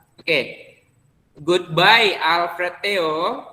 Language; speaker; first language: English; non-native, learner; Indonesian